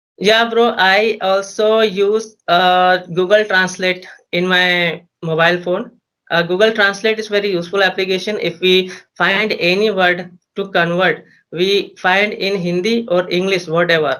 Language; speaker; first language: English; non-native, learner; Hindi